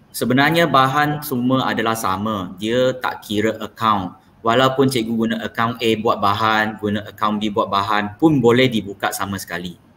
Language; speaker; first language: Malay; non-native, local second language; Chinese